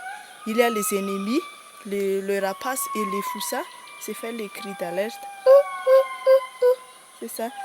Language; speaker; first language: French; non-native, local second language; Malagasy